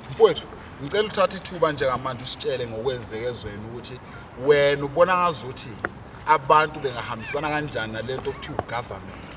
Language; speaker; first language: Zulu; native; Zulu